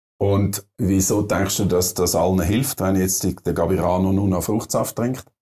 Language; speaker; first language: German; native; German